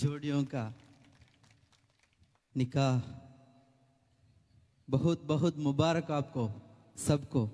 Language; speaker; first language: Hindi; non-native, local second language; Malayalam